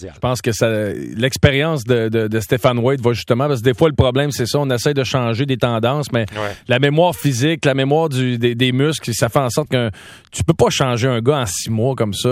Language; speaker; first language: French; native; French